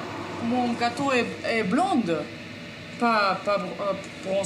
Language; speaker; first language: French; non-native, learner; German